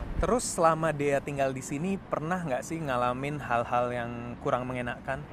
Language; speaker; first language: Indonesian; native; Indonesian